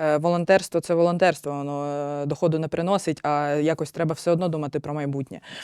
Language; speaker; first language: Ukrainian; non-native, local second language; Russian